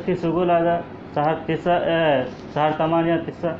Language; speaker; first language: Arabic; non-native, learner; Hindi